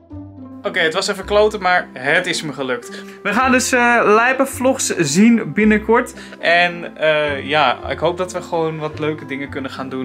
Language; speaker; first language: Dutch; native; Dutch